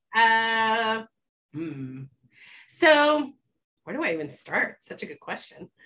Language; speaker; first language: English; native; English